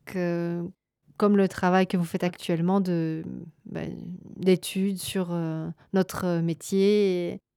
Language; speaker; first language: French; native; French